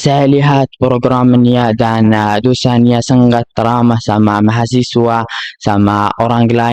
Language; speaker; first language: Indonesian; non-native, learner; Arabic